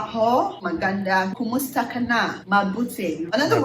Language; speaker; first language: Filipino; non-native, learner; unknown